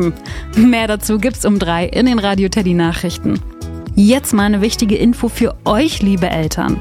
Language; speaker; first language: German; native; German